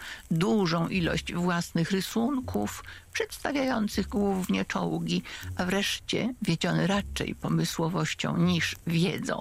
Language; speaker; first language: Polish; native; Polish